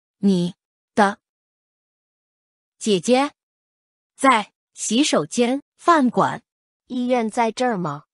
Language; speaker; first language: Chinese; non-native, learner; English